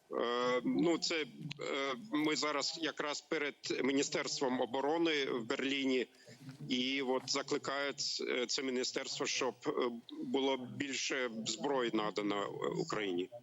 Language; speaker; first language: Ukrainian; non-native, learner; German